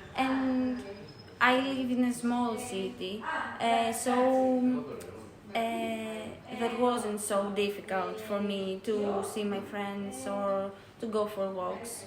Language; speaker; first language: English; non-native, learner; Greek